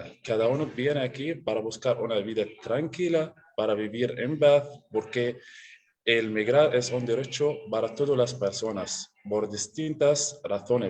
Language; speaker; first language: Spanish; non-native, learner; Arabic